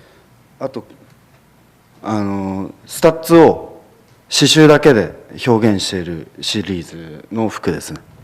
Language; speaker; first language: Japanese; native; Japanese